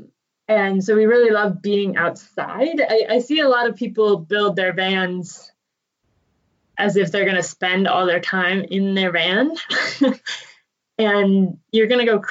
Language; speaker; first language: English; native; English